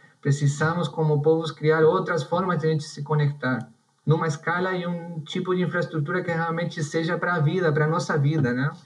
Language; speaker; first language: Portuguese; non-native, fluent; Spanish